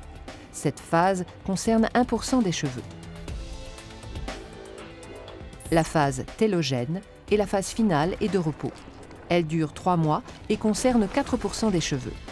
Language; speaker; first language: French; native; French